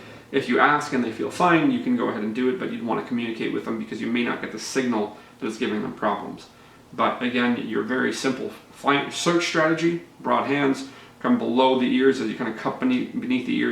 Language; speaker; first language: English; native; English